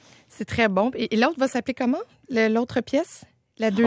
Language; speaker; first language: French; native; French